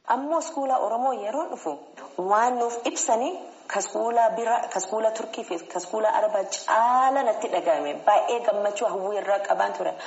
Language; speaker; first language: Oromo; early bilingual, heritage; Oromo